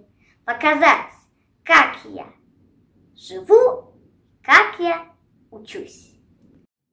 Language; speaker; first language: Russian; early bilingual, heritage; Russian